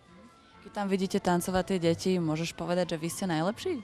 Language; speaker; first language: Slovak; native; Slovak